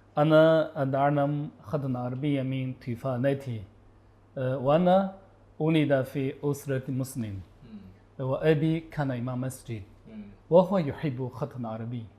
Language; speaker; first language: Arabic; non-native, learner; Chinese